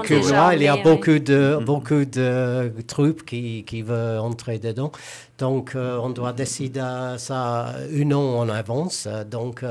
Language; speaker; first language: French; non-native, learner; English